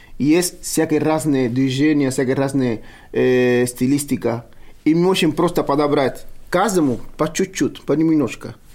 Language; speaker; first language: Russian; non-native, fluent; Spanish